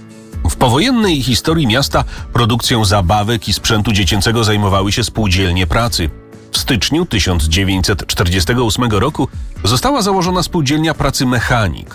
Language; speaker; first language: Polish; native; Polish